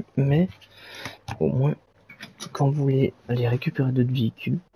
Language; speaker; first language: French; native; French